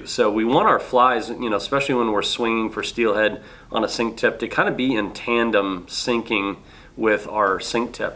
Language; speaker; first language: English; native; English